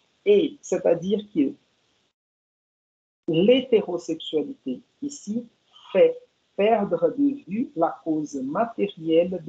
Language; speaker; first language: French; non-native, fluent; Portuguese